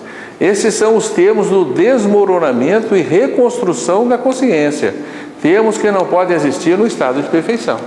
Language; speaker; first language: Portuguese; native; Portuguese